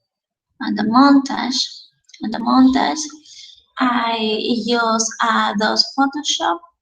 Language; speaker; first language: English; non-native, learner; Spanish